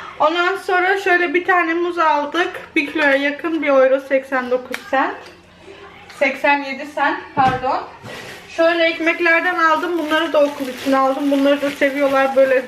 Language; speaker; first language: Turkish; early bilingual, other home language; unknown